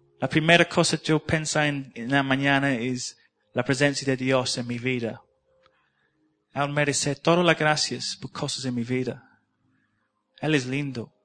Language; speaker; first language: Spanish; non-native, learner; English